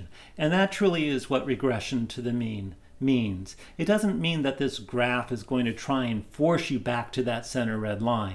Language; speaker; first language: English; native; English